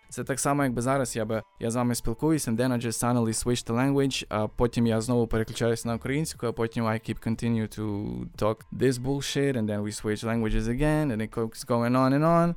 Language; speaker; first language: Ukrainian; native; Ukrainian